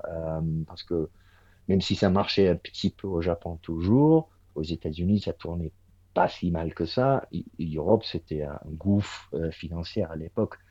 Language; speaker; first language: French; non-native, fluent; English